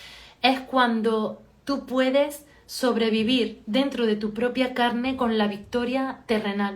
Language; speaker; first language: Spanish; native; Spanish